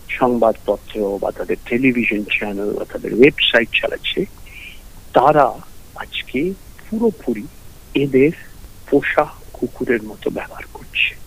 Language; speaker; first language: Bangla; early bilingual, heritage; Bangla